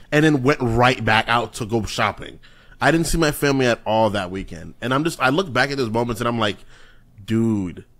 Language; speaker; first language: English; native; English